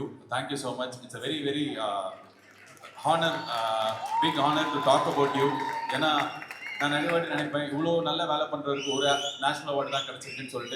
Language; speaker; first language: Tamil; native; Tamil